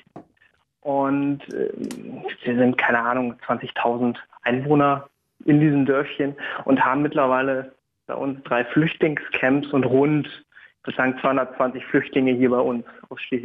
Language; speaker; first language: German; native; German